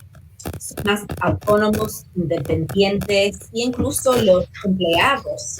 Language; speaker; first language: Spanish; early bilingual, heritage; Spanish